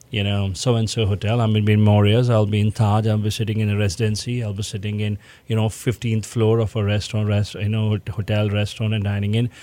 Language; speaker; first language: English; non-native, local second language; Hindi